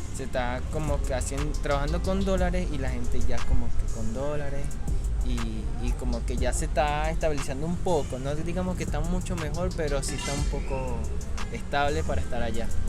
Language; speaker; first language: Spanish; native; Spanish